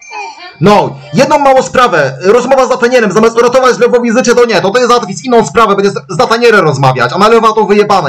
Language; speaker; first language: Polish; native; Polish